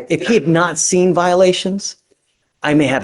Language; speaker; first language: English; native; English